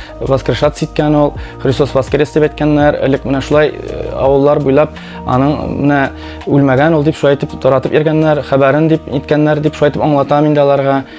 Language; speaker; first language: Tatar; non-native, local second language; Udmurt